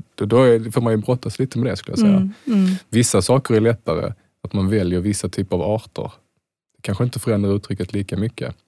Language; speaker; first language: Swedish; native; Swedish